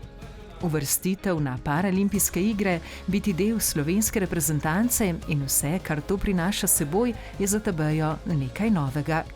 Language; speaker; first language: Slovenian; native; Slovenian